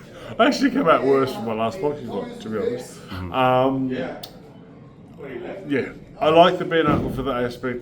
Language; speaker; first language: English; native; English